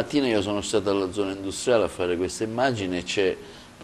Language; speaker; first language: Italian; native; Italian